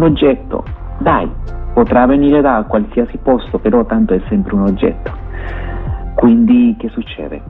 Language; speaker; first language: Italian; non-native, fluent; Spanish